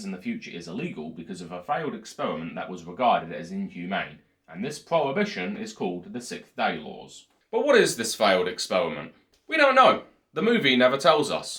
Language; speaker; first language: English; native; English